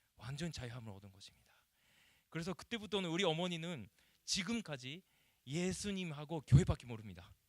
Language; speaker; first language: Korean; non-native, fluent; Japanese